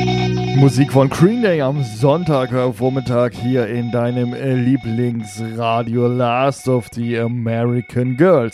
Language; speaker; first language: German; native; German